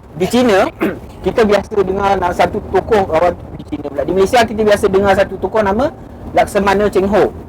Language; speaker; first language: Malay; native; Malay